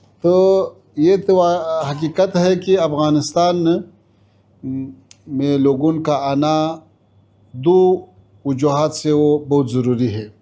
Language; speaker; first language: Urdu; non-native, fluent; Pashto